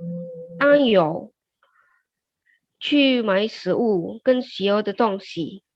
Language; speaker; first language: Chinese; early bilingual, heritage; Chinese